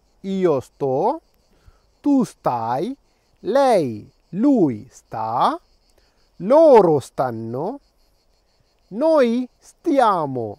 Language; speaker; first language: Italian; non-native, fluent; Tamil